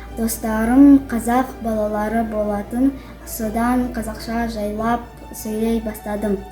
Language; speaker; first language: Kazakh; non-native, local second language; Uyghur